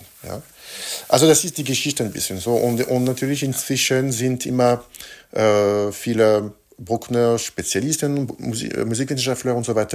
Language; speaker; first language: German; non-native, fluent; French